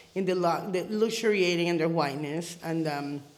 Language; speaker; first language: English; early bilingual, other home language; Spanish